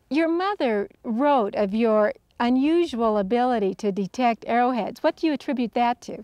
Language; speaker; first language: English; native; English